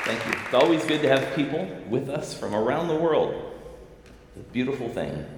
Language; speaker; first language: English; native; English